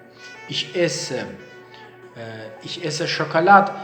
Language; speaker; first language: German; non-native, learner; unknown